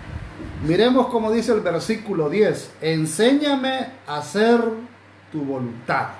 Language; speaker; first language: Spanish; native; Spanish